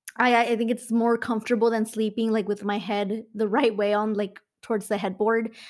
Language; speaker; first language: English; non-native, fluent; Spanish